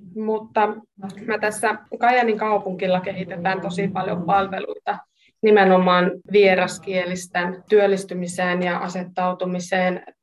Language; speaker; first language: Finnish; non-native, fluent; Hungarian